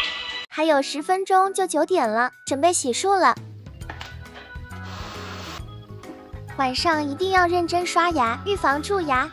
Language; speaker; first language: Chinese; native; Chinese